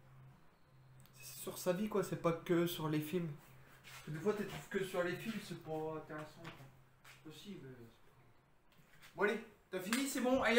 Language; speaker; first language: French; native; French